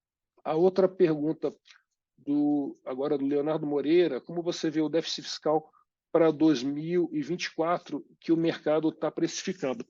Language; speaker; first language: Portuguese; native; Portuguese